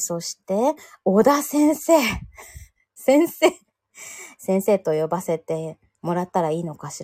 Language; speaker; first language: Japanese; native; Japanese